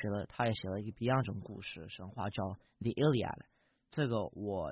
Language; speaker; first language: Chinese; early bilingual, heritage; English